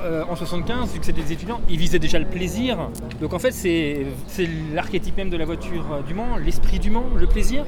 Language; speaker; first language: French; native; French